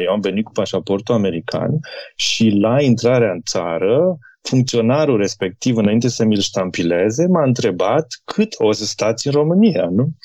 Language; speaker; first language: Romanian; native; Romanian